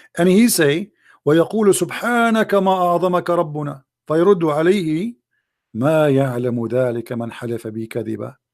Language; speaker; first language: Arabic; native; Arabic